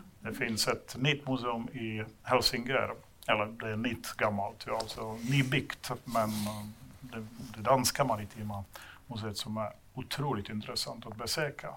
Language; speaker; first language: Swedish; non-native, fluent; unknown